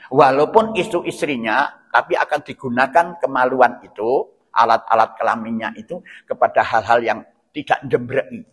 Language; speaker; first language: Indonesian; non-native, local second language; Javanese